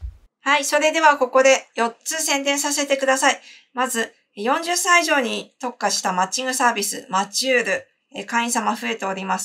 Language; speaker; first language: Japanese; native; Japanese